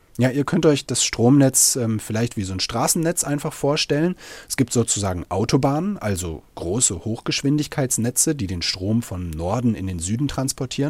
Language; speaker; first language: German; native; German